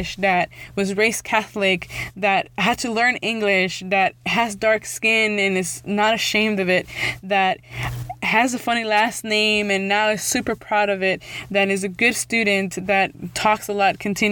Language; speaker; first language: English; early bilingual, other home language; Spanish